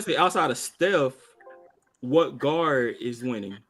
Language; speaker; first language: English; native; English